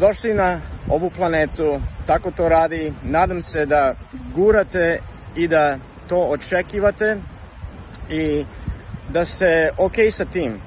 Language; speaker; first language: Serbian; early bilingual, heritage; Serbian